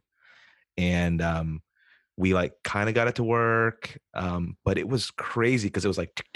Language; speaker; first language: English; native; English